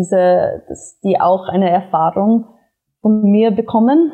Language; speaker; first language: German; non-native, fluent; English